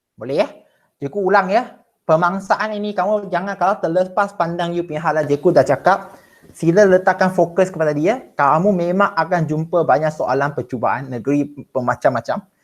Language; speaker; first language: Malay; non-native, local second language; Chinese